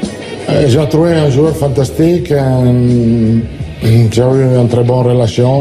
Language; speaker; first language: French; non-native, fluent; Italian